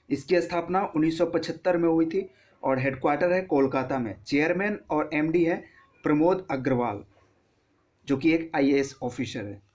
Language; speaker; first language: Hindi; non-native, local second language; Bangla